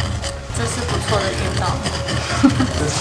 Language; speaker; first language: Chinese; non-native, fluent; English